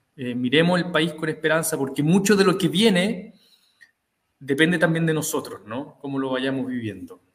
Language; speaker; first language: Spanish; native; Spanish